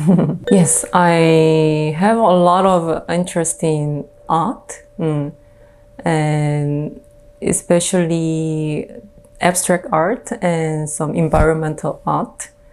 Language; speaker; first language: English; non-native, fluent; Korean